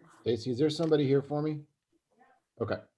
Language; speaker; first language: English; native; English